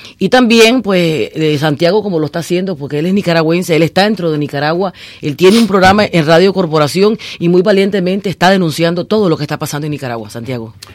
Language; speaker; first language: Spanish; native; Spanish